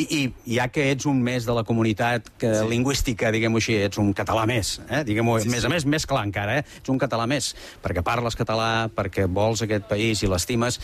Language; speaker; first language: Catalan; native; Catalan